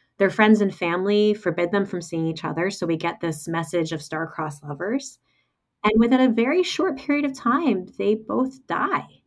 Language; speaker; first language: English; native; English